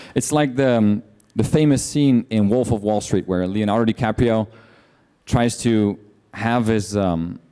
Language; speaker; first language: English; non-native, fluent; Dutch